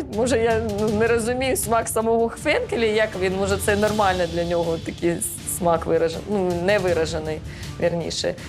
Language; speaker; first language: Ukrainian; early bilingual, other home language; Uzbek